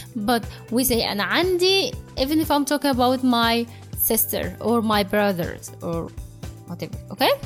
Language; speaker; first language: English; non-native, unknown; Arabic